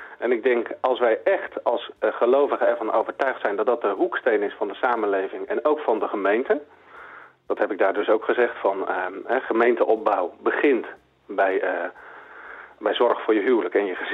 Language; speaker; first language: Dutch; native; Dutch